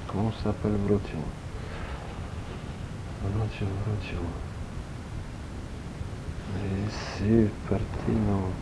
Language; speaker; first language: French; non-native, learner; Polish